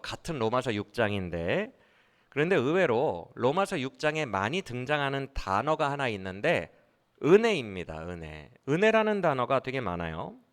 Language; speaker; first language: Korean; native; Korean